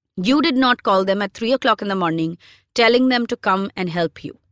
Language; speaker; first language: English; non-native, local second language; Hindi